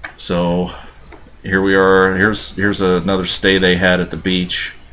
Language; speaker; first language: English; native; English